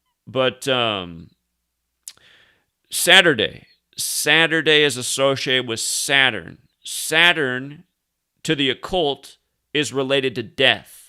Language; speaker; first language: English; native; English